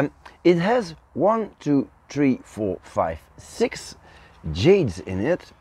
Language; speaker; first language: English; non-native, fluent; Dutch